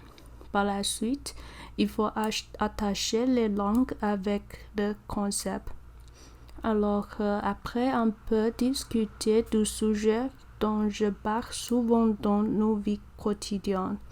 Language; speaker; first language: French; non-native, learner; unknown